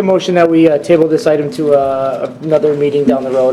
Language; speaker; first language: English; native; English